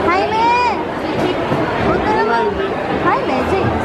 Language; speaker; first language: Filipino; native; Filipino